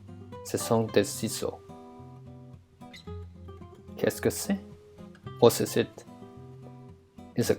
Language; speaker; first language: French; non-native, fluent; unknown